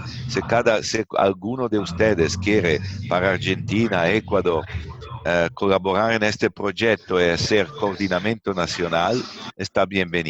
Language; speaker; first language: Spanish; non-native, fluent; Italian